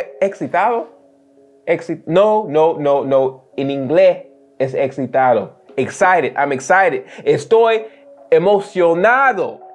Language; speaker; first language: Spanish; non-native, learner; English